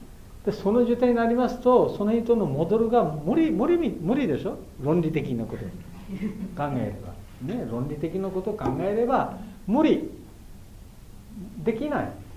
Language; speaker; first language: Japanese; non-native, fluent; Bangla